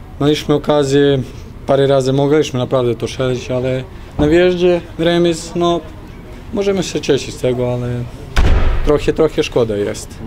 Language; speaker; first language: Polish; non-native, learner; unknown